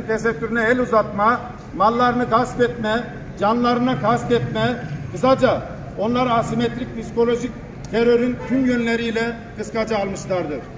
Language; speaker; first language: Turkish; native; Turkish